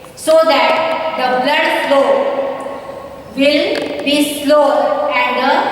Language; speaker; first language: English; non-native, local second language; Marathi